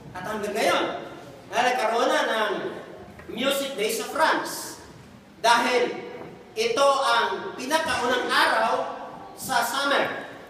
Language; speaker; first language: Filipino; non-native, local second language; Cebuano